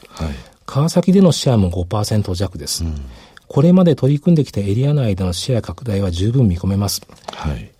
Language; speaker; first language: Japanese; native; Japanese